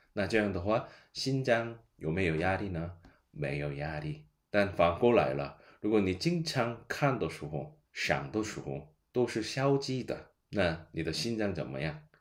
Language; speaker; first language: Chinese; non-native, fluent; Korean